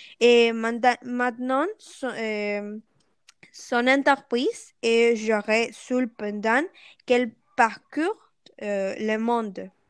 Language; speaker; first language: French; non-native, learner; Spanish